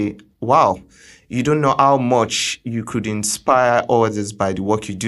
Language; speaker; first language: English; non-native, local second language; Yoruba